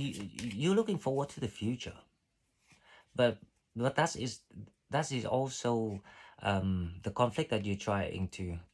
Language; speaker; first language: English; non-native, fluent; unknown